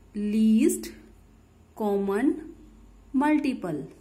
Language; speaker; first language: English; non-native, local second language; Hindi